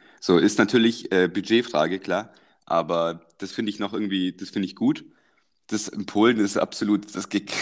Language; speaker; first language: German; early bilingual, other home language; Croatian